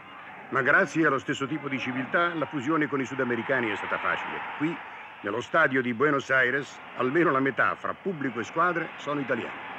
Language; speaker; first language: Italian; native; Italian